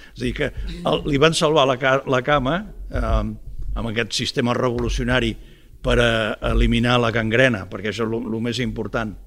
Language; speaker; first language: Catalan; early bilingual, heritage; Catalan